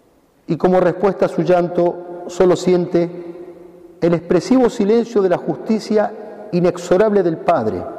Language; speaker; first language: Spanish; native; Spanish